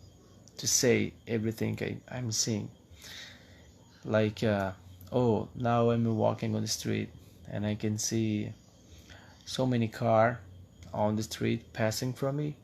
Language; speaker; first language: English; non-native, fluent; Portuguese